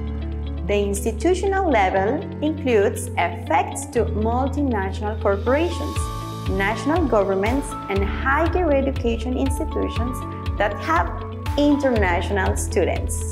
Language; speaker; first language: English; non-native, fluent; Spanish